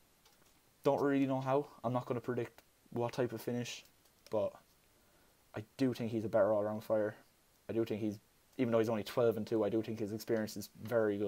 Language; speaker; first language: English; native; English